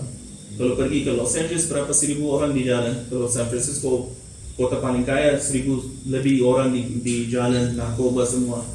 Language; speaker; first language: Indonesian; non-native, fluent; English